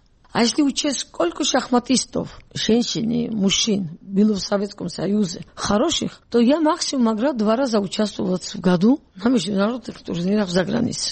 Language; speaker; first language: Russian; non-native, local second language; Georgian